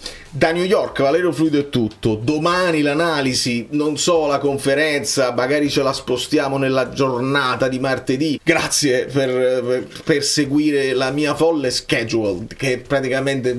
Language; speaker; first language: Italian; native; Italian